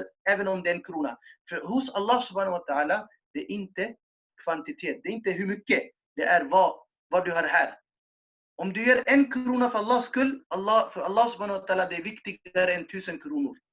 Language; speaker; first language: Swedish; non-native, fluent; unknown